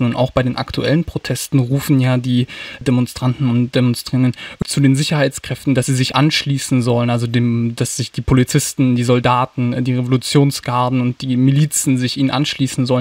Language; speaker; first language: German; native; German